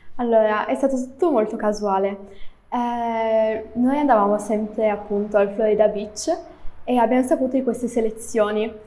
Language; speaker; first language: Italian; native; Italian